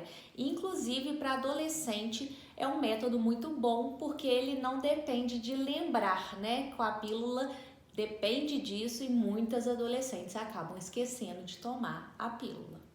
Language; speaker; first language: Portuguese; native; Portuguese